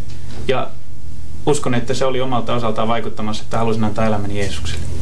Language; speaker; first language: Finnish; native; Finnish